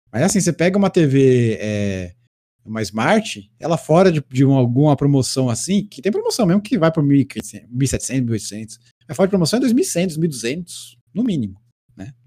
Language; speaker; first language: Portuguese; native; Portuguese